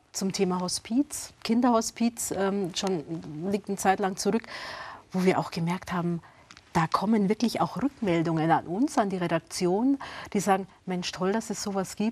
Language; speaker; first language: German; native; German